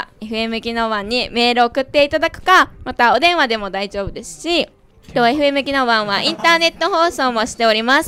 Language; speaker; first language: Japanese; native; Japanese